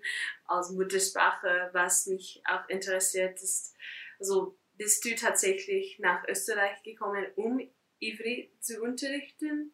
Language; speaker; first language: German; non-native, fluent; English